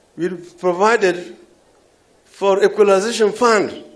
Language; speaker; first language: English; non-native, local second language; Luo (Kenya and Tanzania)